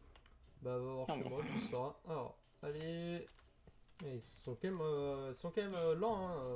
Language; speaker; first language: French; native; French